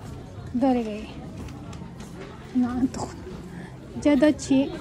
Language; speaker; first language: Japanese; non-native, learner; Filipino